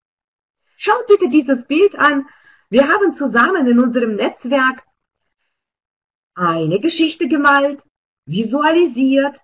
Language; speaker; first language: German; non-native, fluent; Russian